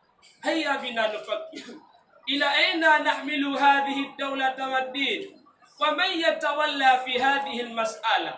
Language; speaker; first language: Arabic; non-native, learner; Achinese